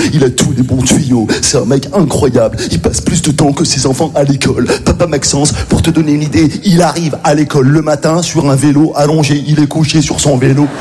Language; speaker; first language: French; native; French